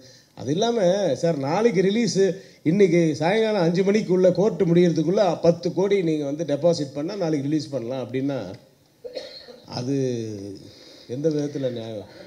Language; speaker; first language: Tamil; native; Tamil